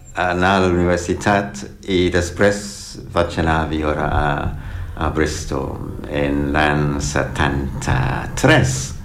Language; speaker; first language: Catalan; non-native, learner; English